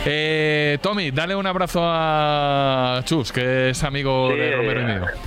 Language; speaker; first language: Spanish; native; Spanish